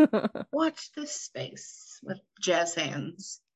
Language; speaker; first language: English; native; English